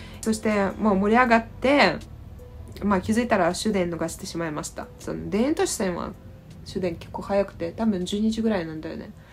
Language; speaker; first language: Japanese; non-native, fluent; Russian